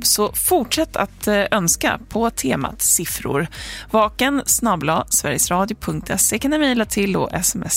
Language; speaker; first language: Swedish; native; Swedish